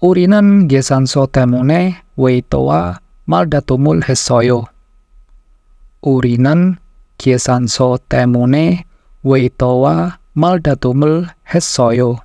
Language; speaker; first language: Korean; non-native, fluent; Indonesian